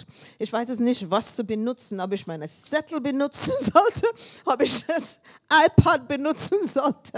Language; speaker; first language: German; non-native, learner; English